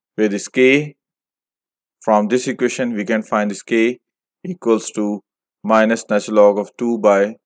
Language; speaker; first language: English; non-native, local second language; Hindi